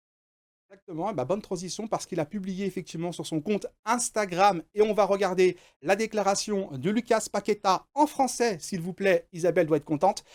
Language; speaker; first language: French; native; French